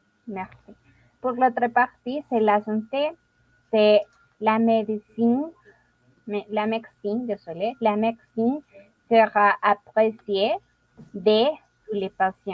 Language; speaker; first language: French; non-native, learner; Spanish